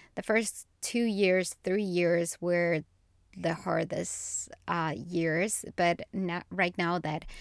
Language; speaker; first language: English; non-native, fluent; Spanish